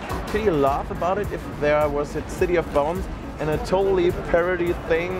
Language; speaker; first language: English; non-native, fluent; German